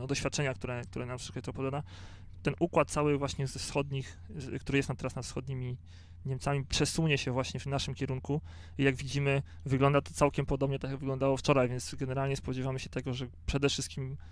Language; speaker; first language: Polish; native; Polish